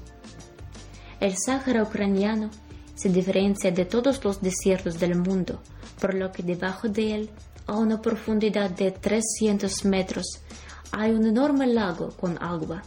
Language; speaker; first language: Spanish; non-native, fluent; Ukrainian